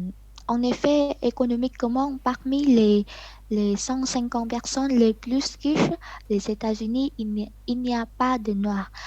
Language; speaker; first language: French; non-native, learner; Vietnamese